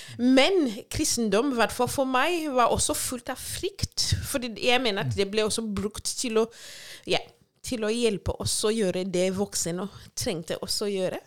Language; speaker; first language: Norwegian; non-native, fluent; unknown